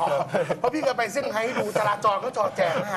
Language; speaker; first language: Thai; native; Thai